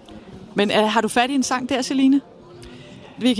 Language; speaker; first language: Danish; native; Danish